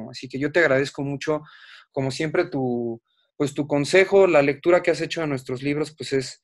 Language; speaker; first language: Spanish; native; Spanish